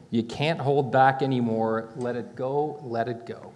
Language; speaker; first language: English; native; English